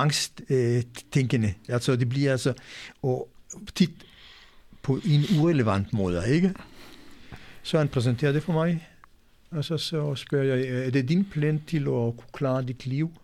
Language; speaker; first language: Danish; non-native, fluent; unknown